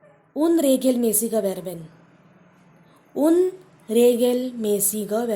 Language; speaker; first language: German; non-native, fluent; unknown